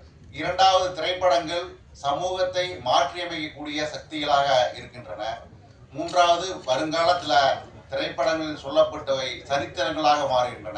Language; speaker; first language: Tamil; native; Tamil